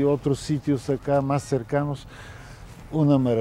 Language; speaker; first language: Spanish; non-native, fluent; Bulgarian